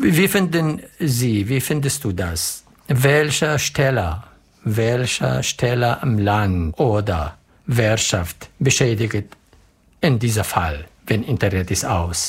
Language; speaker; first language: German; non-native, learner; Arabic